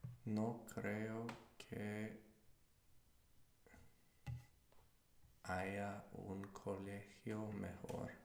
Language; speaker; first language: Spanish; non-native, learner; English